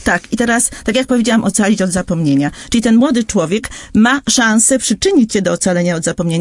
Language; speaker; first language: Polish; native; Polish